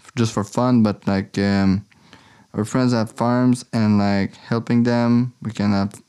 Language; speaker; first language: English; non-native, learner; French